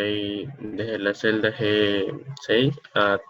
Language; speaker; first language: Spanish; native; Spanish